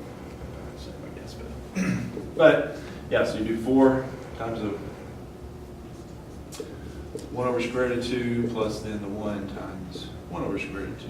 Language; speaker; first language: English; native; English